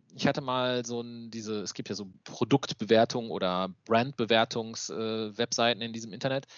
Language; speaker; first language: German; native; German